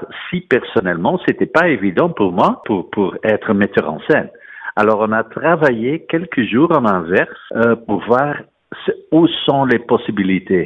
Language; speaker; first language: French; non-native, fluent; Dutch